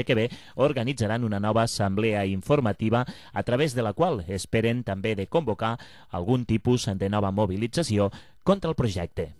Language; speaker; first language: Catalan; native; Catalan